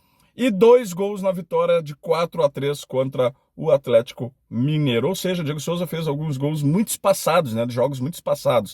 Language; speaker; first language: Portuguese; native; Portuguese